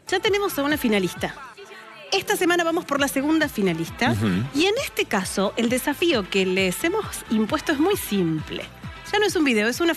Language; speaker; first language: Spanish; native; Spanish